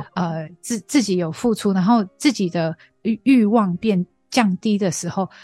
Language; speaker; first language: Chinese; non-native, fluent; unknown